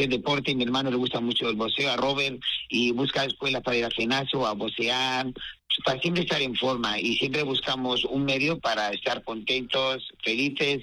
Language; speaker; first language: Spanish; native; Spanish